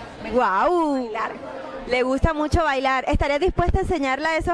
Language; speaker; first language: Spanish; native; Spanish